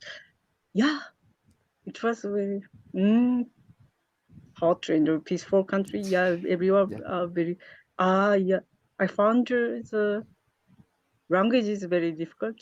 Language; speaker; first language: English; non-native, learner; Japanese